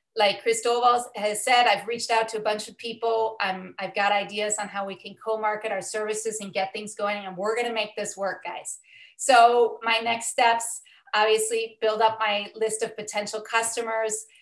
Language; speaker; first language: English; native; English